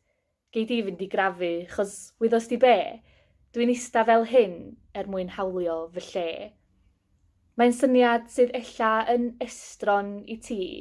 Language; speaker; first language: Welsh; native; Welsh